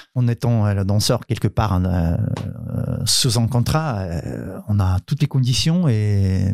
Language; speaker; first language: French; non-native, fluent; Ukrainian